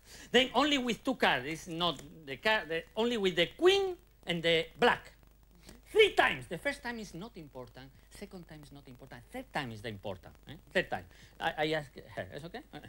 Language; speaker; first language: English; non-native, learner; Spanish